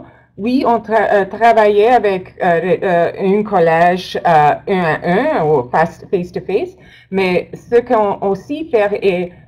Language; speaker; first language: French; non-native, learner; English